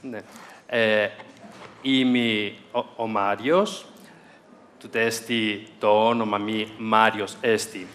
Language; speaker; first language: Greek; non-native, fluent; Spanish